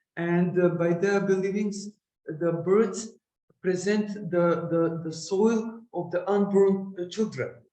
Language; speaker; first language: English; non-native, learner; Macedonian